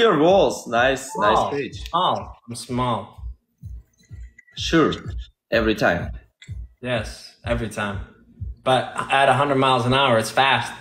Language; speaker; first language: English; native; English